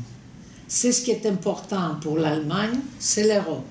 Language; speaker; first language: French; non-native, fluent; Greek